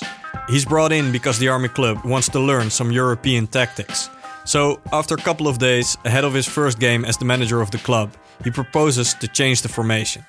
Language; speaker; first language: English; non-native, fluent; Dutch